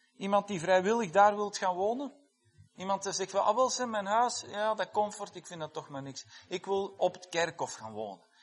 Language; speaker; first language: Dutch; non-native, fluent; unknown